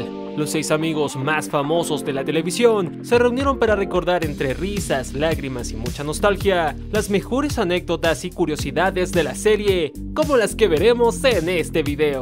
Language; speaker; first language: Spanish; native; Spanish